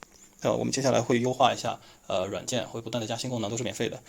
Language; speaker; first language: Chinese; native; Chinese